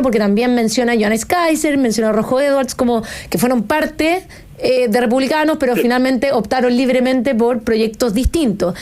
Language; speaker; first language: Spanish; native; Spanish